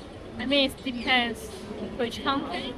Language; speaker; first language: English; non-native, learner; Chinese